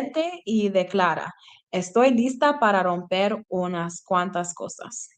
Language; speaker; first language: Spanish; non-native, learner; English